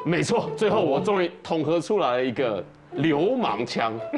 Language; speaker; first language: Chinese; native; Chinese